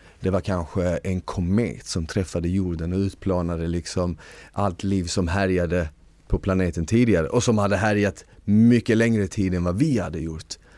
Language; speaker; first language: Swedish; early bilingual, other home language; Bosnian